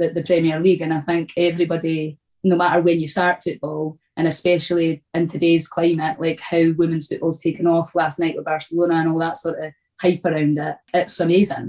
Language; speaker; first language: English; native; English